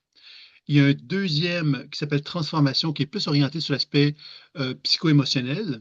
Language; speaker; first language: French; native; French